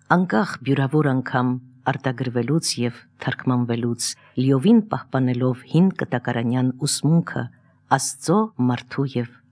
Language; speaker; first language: Armenian; native; Armenian